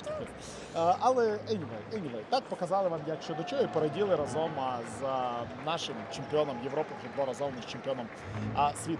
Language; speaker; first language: Ukrainian; native; Ukrainian